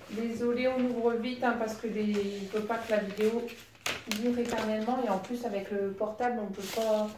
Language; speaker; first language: French; native; French